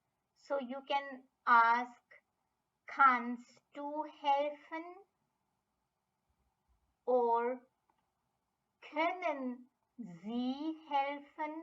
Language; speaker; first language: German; non-native, fluent; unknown